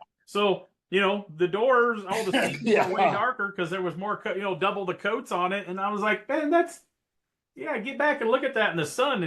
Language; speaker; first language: English; native; English